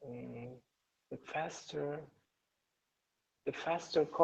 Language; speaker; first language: English; non-native, learner; Persian